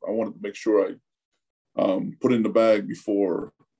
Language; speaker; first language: English; early bilingual, other home language; Tongan